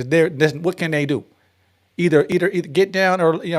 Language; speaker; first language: English; native; English